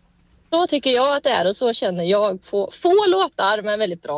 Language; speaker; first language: Swedish; native; Swedish